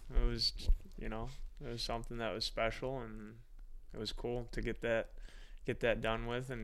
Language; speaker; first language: English; native; English